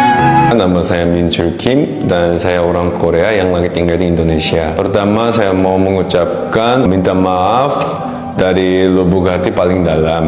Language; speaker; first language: Indonesian; non-native, fluent; Korean